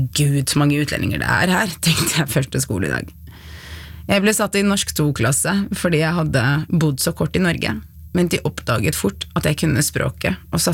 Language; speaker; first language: Norwegian; early bilingual, other home language; Arabic